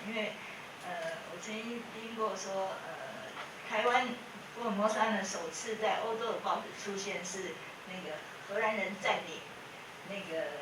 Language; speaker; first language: Chinese; native; Chinese